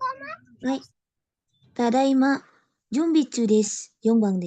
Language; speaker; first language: Japanese; non-native, learner; Indonesian